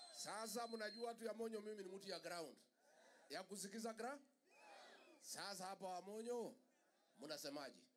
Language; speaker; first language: Swahili; non-native, local second language; Kikuyu